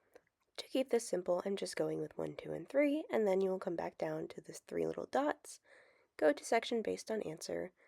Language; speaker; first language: English; native; English